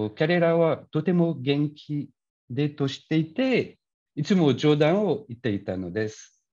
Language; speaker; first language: Japanese; non-native, learner; French